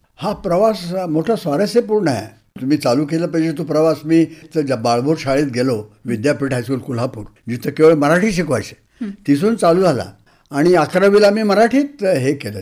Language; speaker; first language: Marathi; native; Marathi